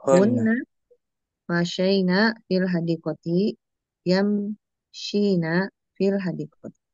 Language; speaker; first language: Arabic; non-native, learner; Indonesian